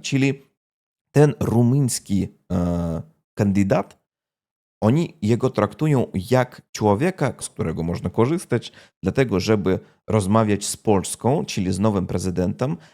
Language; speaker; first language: Polish; non-native, fluent; Russian